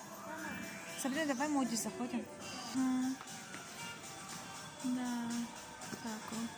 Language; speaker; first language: Russian; non-native, local second language; Tajik